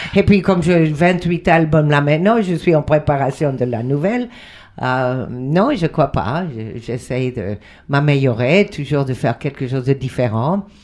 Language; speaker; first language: French; non-native, fluent; Spanish